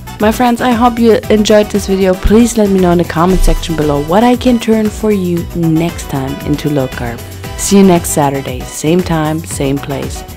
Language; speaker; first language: English; non-native, fluent; German